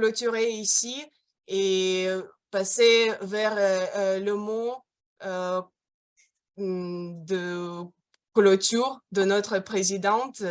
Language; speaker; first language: French; non-native, fluent; Russian